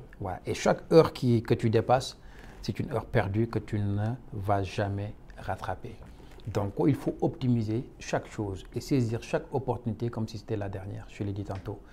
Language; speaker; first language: French; non-native, local second language; Wolof